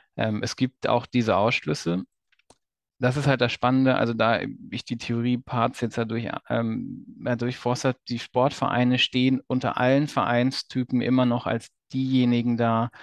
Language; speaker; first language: German; native; German